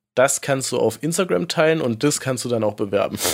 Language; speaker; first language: German; native; German